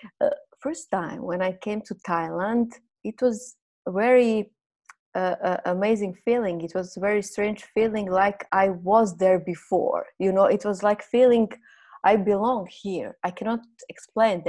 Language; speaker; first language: English; non-native, fluent; Croatian